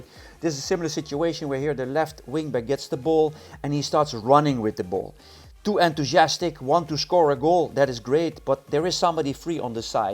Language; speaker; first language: English; non-native, fluent; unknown